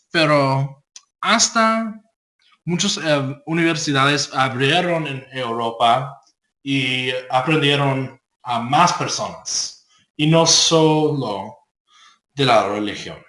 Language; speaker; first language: Spanish; non-native, learner; English